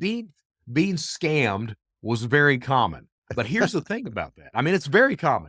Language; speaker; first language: English; native; English